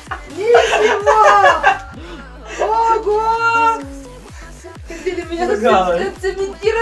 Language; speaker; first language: Russian; native; Russian